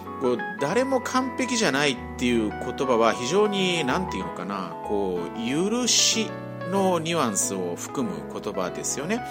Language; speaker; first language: Japanese; native; Japanese